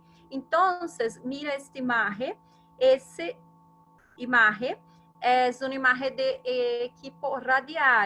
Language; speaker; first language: Spanish; non-native, fluent; Portuguese